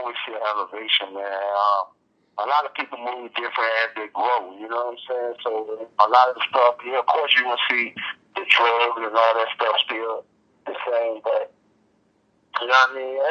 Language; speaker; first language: English; native; English